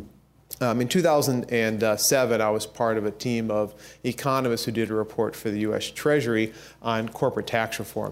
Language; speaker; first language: English; native; English